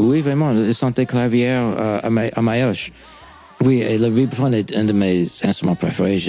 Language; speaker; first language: French; non-native, fluent; English